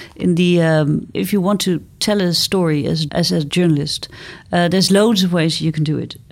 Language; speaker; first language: English; non-native, fluent; Dutch